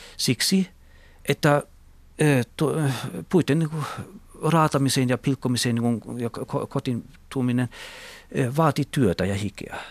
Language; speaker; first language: Finnish; non-native, local second language; Swedish